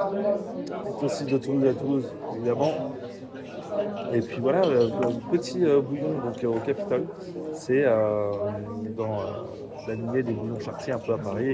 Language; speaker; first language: French; native; French